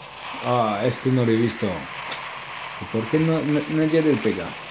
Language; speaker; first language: Spanish; non-native, learner; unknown